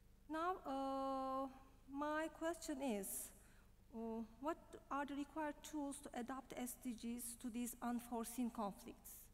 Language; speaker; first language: English; non-native, fluent; Turkish